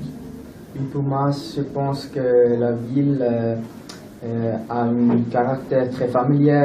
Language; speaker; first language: French; non-native, local second language; German